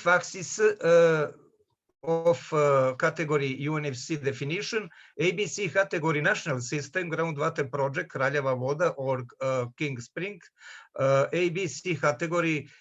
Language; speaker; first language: English; non-native, learner; Serbian